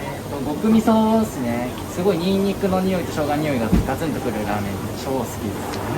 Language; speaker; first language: Japanese; native; Japanese